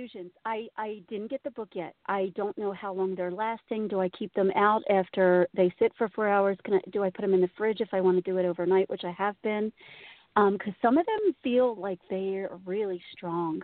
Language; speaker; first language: English; native; English